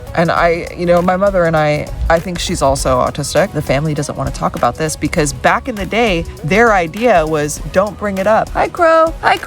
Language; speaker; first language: English; native; English